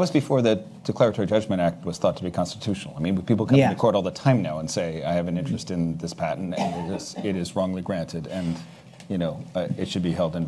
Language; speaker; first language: English; native; English